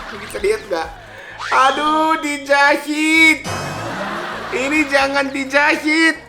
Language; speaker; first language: Indonesian; non-native, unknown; Japanese